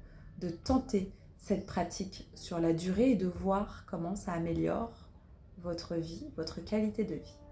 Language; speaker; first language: French; native; French